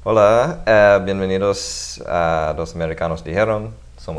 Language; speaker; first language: Spanish; non-native, fluent; English